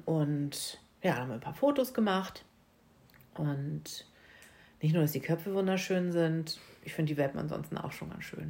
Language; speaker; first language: German; native; German